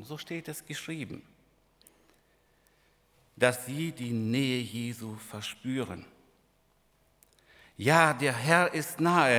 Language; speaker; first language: German; non-native, fluent; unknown